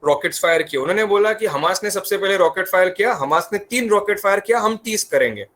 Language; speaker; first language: Hindi; non-native, local second language; Marathi